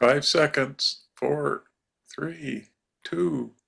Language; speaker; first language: English; native; English